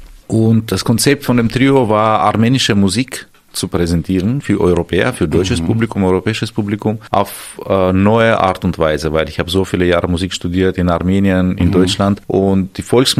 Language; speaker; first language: German; non-native, fluent; Armenian